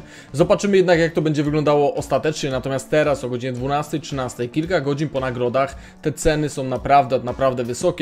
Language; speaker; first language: Polish; native; Polish